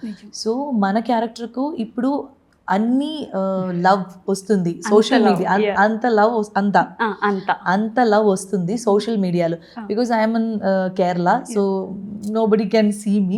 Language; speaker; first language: Telugu; non-native, learner; Malayalam